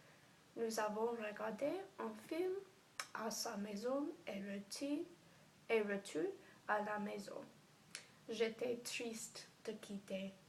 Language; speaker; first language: French; non-native, learner; English